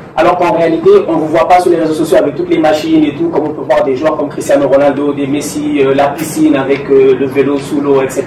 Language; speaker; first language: French; non-native, local second language; Wolof